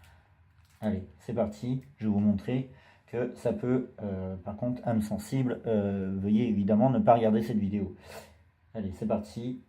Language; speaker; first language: French; native; French